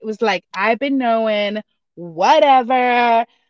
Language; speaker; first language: English; early bilingual, other home language; Spanish